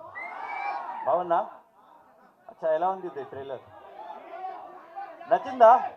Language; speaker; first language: Telugu; non-native, local second language; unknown